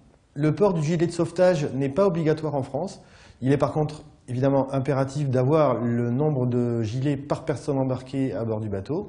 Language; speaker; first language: French; native; French